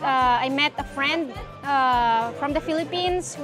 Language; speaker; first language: English; non-native, local second language; Filipino